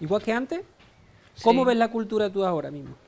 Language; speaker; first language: Spanish; native; Spanish